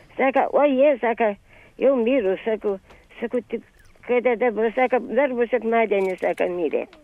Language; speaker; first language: Lithuanian; native; Lithuanian